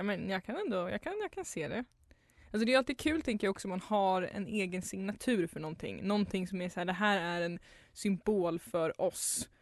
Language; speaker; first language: Swedish; native; Swedish